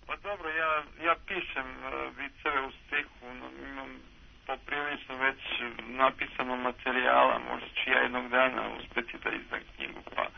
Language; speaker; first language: Serbian; native; Serbian